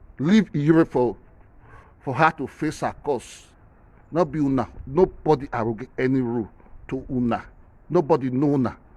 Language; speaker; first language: Nigerian Pidgin; non-native, local second language; Esan